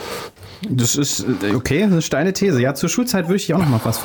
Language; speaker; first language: German; native; German